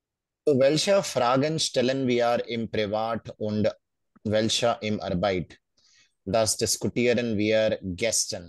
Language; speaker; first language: German; non-native, fluent; Hindi